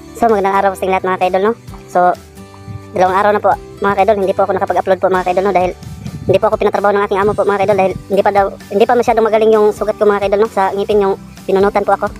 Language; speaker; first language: Filipino; non-native, local second language; Cebuano